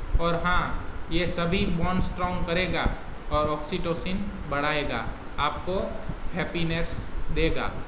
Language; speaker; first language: Hindi; non-native, local second language; Gujarati